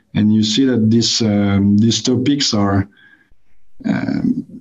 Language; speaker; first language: English; non-native, fluent; French